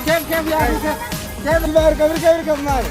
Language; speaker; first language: Arabic; non-native, learner; Oromo